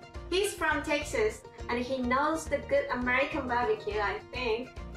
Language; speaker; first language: English; non-native, fluent; Japanese